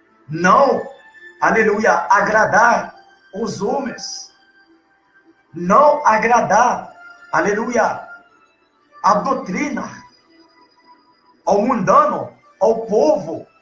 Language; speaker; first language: Portuguese; non-native, learner; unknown